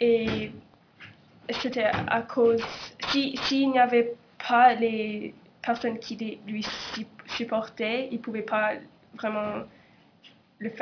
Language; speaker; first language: French; non-native, local second language; English